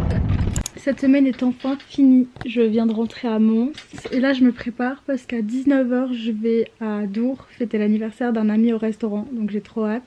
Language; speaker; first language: French; native; French